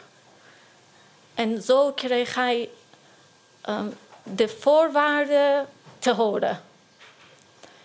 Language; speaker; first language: Dutch; non-native, learner; Persian